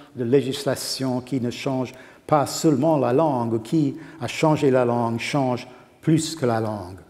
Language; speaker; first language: French; non-native, fluent; English